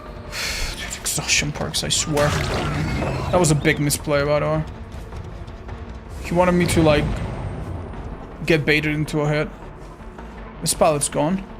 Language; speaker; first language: English; native; English